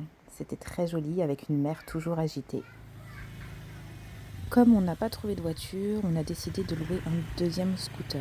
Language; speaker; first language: French; native; French